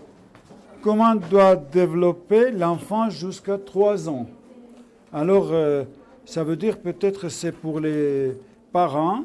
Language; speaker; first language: French; non-native, learner; Armenian